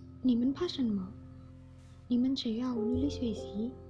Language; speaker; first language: Chinese; non-native, learner; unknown